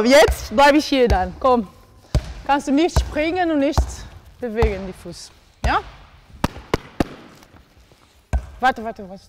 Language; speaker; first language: German; non-native, learner; Portuguese